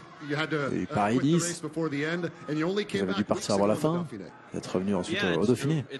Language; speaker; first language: French; native; French